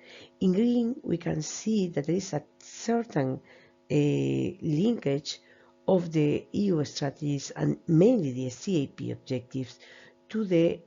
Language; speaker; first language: English; non-native, fluent; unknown